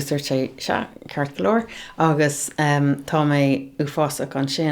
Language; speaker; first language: Irish; non-native, learner; English